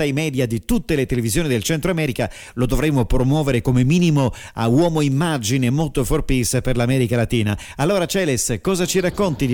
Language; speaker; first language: Italian; native; Italian